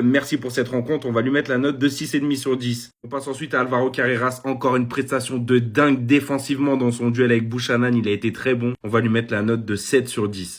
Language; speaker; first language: French; native; French